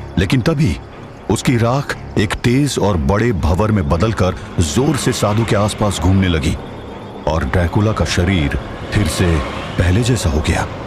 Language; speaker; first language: Hindi; native; Hindi